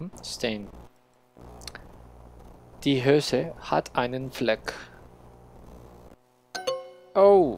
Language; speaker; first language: German; non-native, learner; Spanish